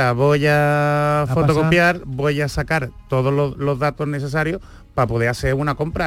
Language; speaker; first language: Spanish; native; Spanish